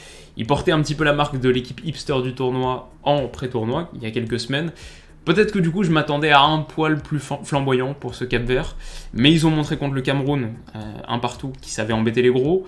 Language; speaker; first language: French; native; French